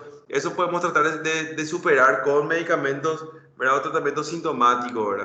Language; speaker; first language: Spanish; native; Spanish